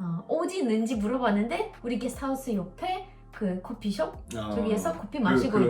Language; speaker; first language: Korean; non-native, learner; Russian